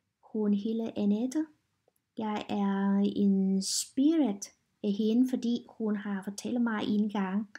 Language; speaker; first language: Danish; non-native, learner; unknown